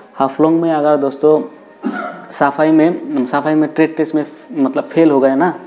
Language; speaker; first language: Hindi; non-native, local second language; Assamese